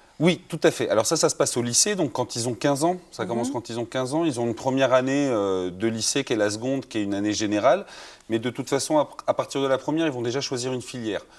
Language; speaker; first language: French; native; French